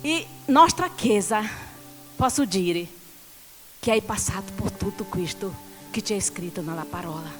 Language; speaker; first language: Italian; non-native, learner; Portuguese